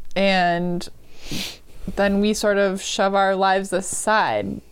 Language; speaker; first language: English; native; English